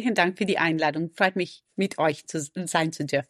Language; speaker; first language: German; non-native, fluent; Romanian